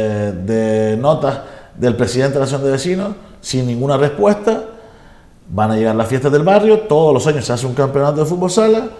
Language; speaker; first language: Spanish; native; Spanish